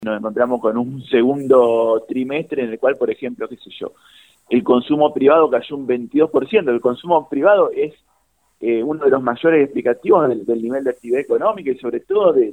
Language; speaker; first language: Spanish; native; Spanish